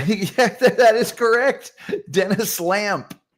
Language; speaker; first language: English; native; English